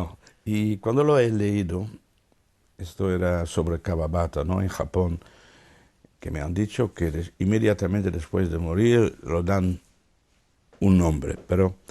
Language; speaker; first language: Spanish; non-native, fluent; Dutch